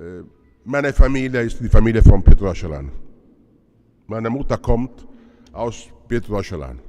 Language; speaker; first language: German; non-native, learner; Italian